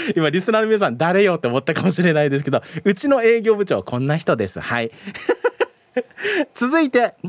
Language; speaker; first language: Japanese; native; Japanese